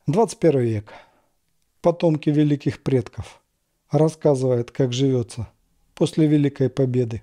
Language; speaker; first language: Russian; native; Russian